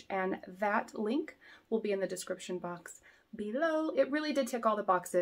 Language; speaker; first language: English; native; English